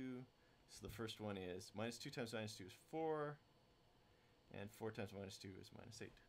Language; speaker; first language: English; native; English